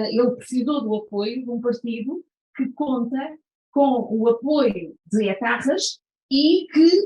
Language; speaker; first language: Portuguese; native; Portuguese